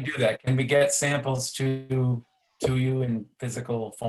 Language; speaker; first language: English; native; English